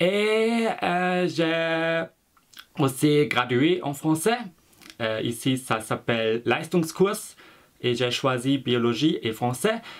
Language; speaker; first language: French; non-native, fluent; German